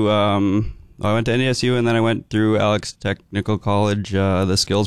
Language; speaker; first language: English; native; English